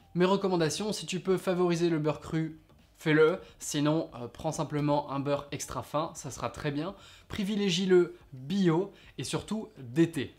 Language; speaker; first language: French; native; French